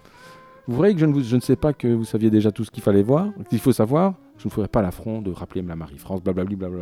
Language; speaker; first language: French; native; French